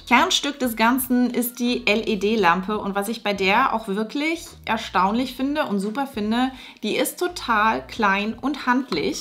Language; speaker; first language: German; native; German